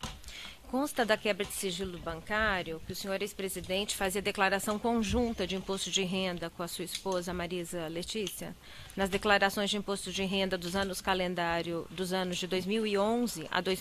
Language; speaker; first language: Portuguese; native; Portuguese